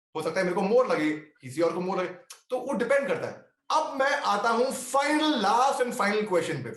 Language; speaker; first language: Hindi; native; Hindi